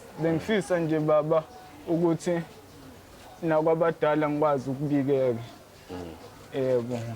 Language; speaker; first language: Zulu; native; Zulu